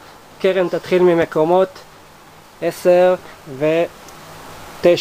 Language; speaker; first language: Hebrew; native; Hebrew